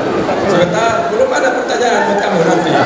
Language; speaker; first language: Indonesian; native; Indonesian